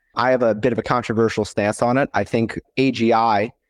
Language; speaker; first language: English; native; English